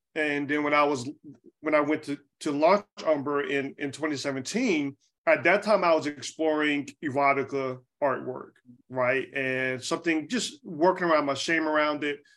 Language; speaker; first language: English; native; English